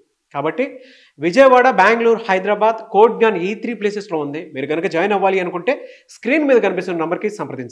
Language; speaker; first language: Telugu; native; Telugu